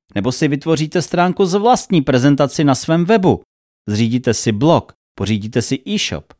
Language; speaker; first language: Czech; native; Czech